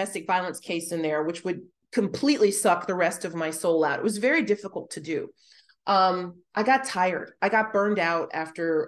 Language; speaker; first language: English; native; English